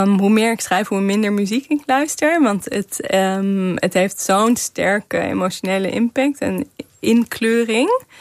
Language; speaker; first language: Dutch; non-native, fluent; Kazakh